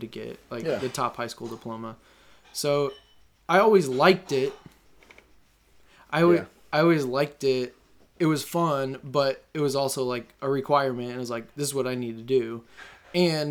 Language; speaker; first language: English; native; English